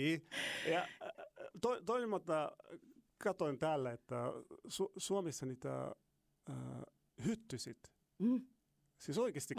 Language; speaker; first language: Finnish; non-native, fluent; Arabic